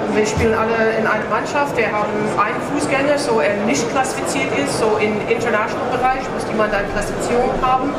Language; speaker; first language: German; non-native, fluent; English